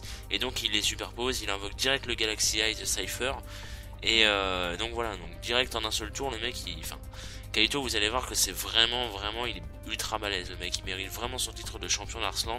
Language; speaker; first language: French; native; French